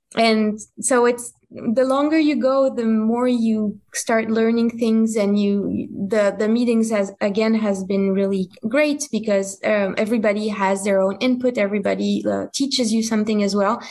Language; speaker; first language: English; non-native, fluent; French